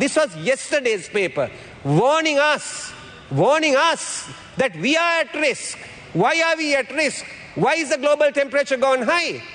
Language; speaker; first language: English; non-native, local second language; Sinhala